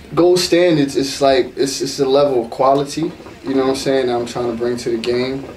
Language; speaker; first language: English; native; English